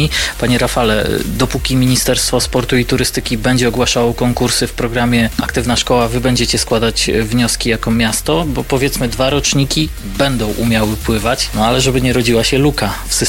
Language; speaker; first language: Polish; native; Polish